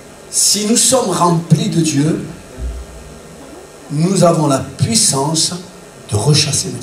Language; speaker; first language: French; native; French